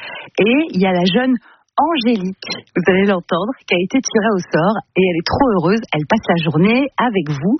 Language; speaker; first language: French; native; French